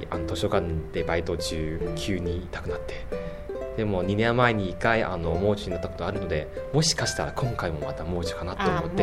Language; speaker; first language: Japanese; non-native, fluent; Chinese